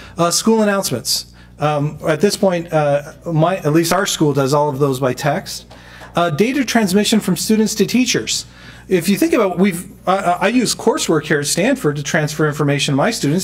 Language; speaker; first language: English; native; English